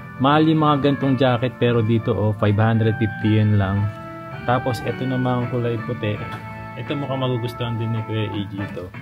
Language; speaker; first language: Filipino; native; Filipino